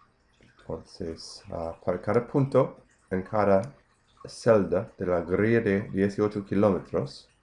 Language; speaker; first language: Spanish; non-native, fluent; English